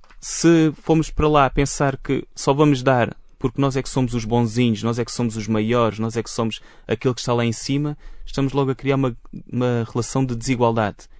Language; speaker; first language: Portuguese; native; Portuguese